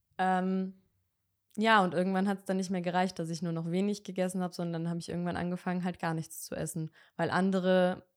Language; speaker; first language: German; early bilingual, other home language; Bosnian